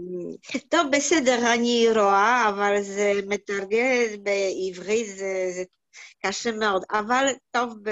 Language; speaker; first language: Hebrew; non-native, learner; Yiddish